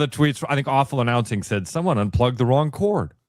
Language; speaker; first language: English; native; English